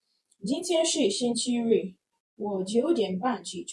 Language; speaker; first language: Chinese; non-native, fluent; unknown